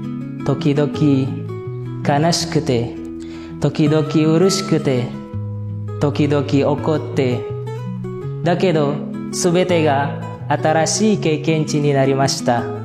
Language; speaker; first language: Japanese; non-native, learner; Indonesian